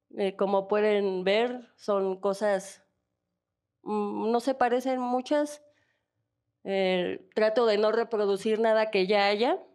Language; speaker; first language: Spanish; native; Spanish